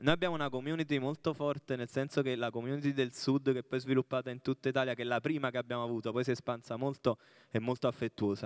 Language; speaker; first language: Italian; native; Italian